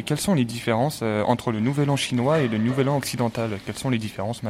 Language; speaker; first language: French; native; French